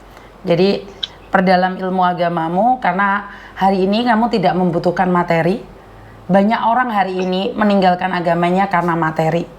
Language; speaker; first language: Indonesian; non-native, local second language; Javanese